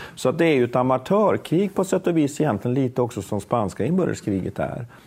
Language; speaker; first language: Swedish; native; Swedish